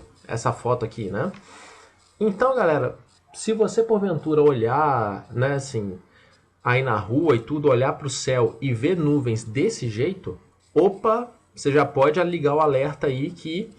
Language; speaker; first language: Portuguese; native; Portuguese